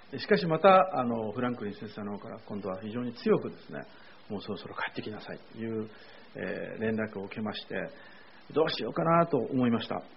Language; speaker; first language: Japanese; native; Japanese